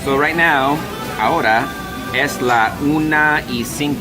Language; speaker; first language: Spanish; non-native, fluent; English